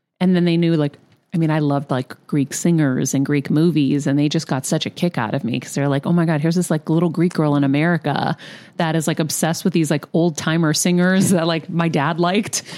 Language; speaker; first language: English; early bilingual, other home language; Greek